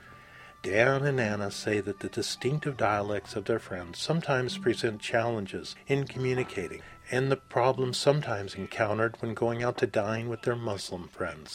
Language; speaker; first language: English; native; English